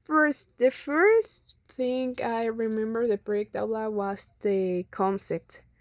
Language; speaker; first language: English; non-native, learner; Spanish